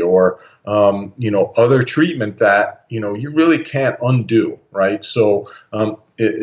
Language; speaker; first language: English; native; English